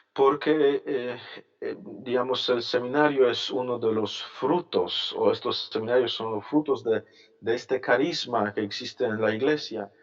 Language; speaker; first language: Spanish; non-native, fluent; Polish